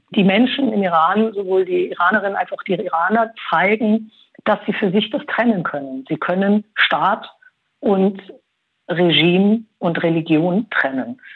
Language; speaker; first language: German; early bilingual, other home language; Persian